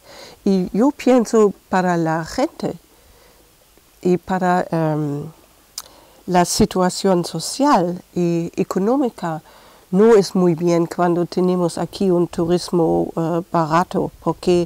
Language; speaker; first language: Spanish; non-native, fluent; German